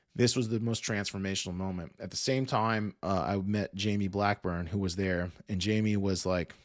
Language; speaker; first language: English; native; English